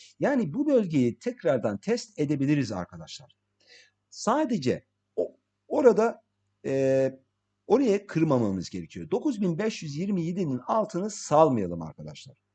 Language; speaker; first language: Turkish; early bilingual, heritage; English